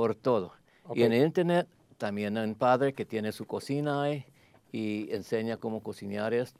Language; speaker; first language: Spanish; early bilingual, heritage; Spanish